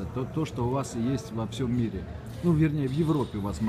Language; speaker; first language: Russian; native; Russian